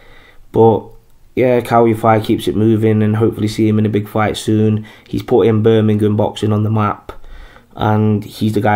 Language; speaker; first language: English; native; English